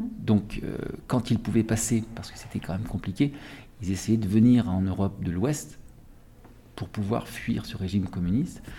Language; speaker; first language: French; native; French